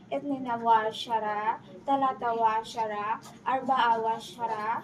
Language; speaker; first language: Arabic; non-native, learner; Filipino